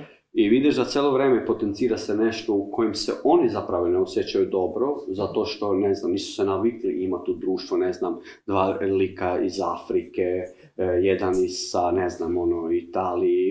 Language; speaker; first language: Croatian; non-native, learner; Albanian